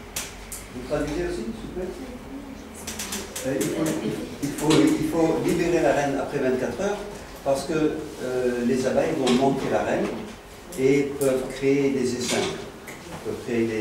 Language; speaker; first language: French; non-native, fluent; Dutch